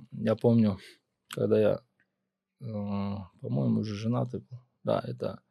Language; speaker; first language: Russian; non-native, local second language; Kyrgyz